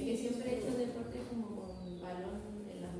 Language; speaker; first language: Spanish; native; Spanish